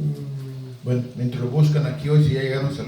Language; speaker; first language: Spanish; native; Spanish